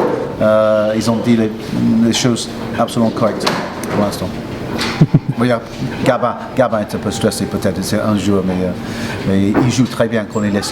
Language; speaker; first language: French; non-native, fluent; English